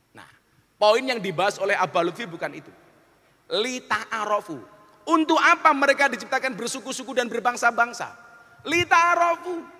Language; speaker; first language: Indonesian; non-native, local second language; Javanese